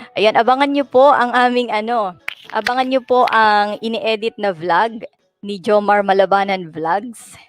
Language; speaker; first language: Filipino; native; Filipino